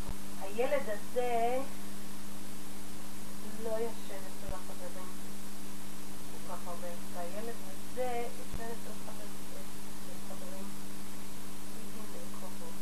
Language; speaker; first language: Hebrew; native; Hebrew